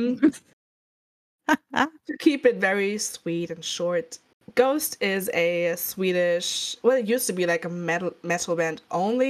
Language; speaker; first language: English; non-native, fluent; German